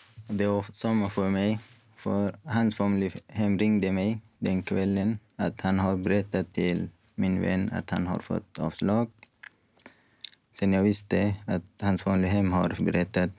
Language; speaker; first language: Swedish; non-native, fluent; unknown